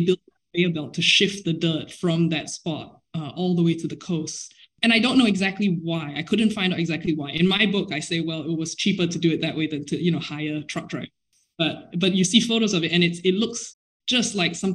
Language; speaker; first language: English; native; English